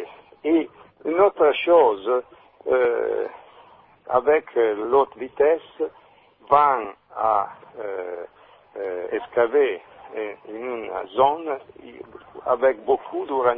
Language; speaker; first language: French; non-native, learner; Italian